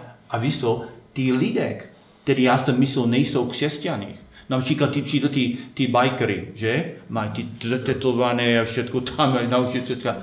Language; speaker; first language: Czech; non-native, fluent; Slovak